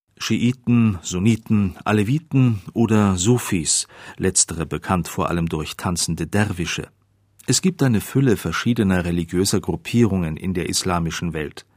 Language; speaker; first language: German; native; German